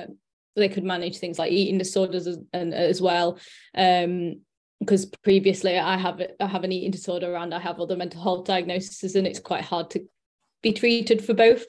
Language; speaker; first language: English; native; English